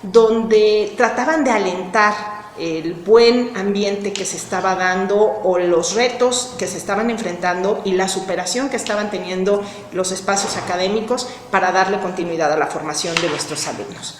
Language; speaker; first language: Spanish; native; Spanish